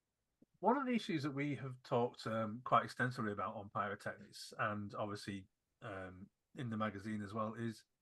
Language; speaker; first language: English; native; English